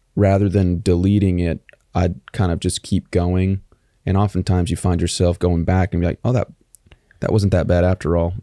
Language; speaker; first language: English; native; English